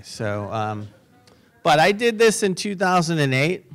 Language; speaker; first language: English; native; English